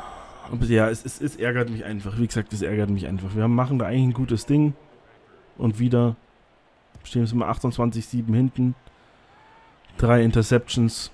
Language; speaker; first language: German; native; German